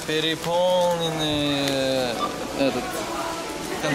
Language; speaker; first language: Russian; native; Russian